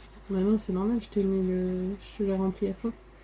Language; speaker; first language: French; native; French